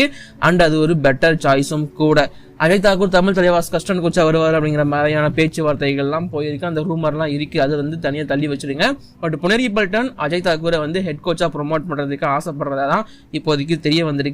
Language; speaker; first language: Tamil; native; Tamil